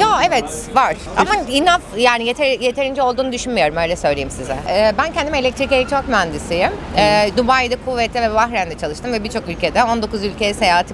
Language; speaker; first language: Turkish; native; Turkish